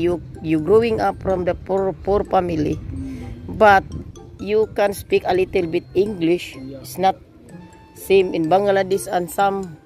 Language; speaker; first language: English; non-native, local second language; Filipino